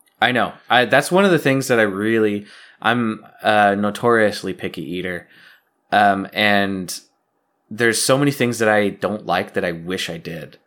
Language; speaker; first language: English; native; English